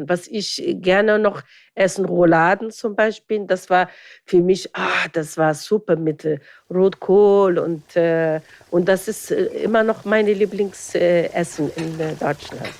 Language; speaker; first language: German; non-native, fluent; Arabic